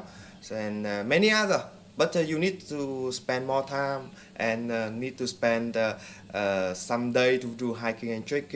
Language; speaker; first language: English; non-native, fluent; Vietnamese